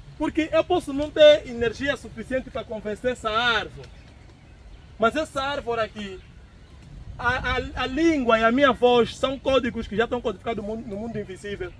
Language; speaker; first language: Portuguese; native; Portuguese